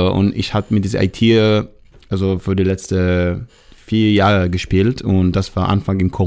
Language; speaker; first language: German; non-native, learner; Hebrew